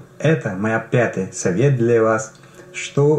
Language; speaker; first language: Russian; non-native, learner; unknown